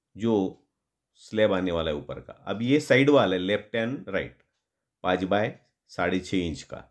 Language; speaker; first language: Hindi; non-native, local second language; Marathi